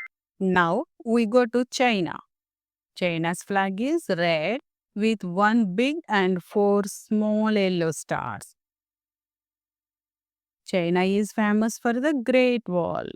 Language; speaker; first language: English; non-native, local second language; Telugu